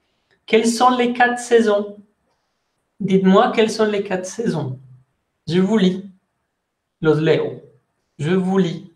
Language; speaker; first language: French; non-native, fluent; Spanish